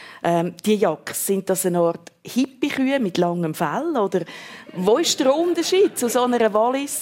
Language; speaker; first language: German; native; German